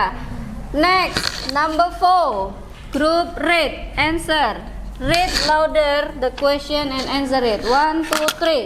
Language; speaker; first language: English; non-native, fluent; Indonesian